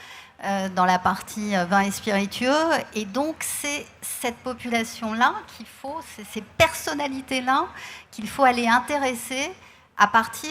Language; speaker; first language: French; native; French